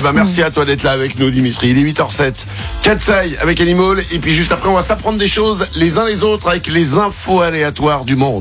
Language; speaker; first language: French; native; French